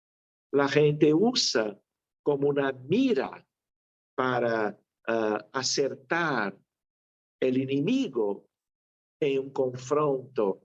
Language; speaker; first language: Spanish; non-native, fluent; Portuguese